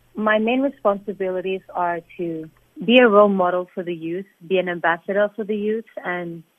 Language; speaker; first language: English; non-native, fluent; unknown